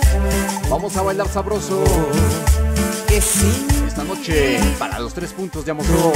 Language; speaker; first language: Spanish; native; Spanish